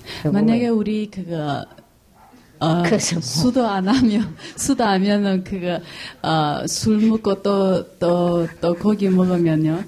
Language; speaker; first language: Korean; non-native, learner; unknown